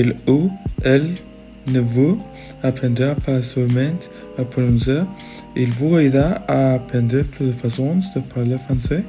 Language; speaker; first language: French; non-native, learner; Spanish